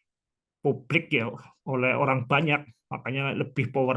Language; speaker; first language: Indonesian; native; Indonesian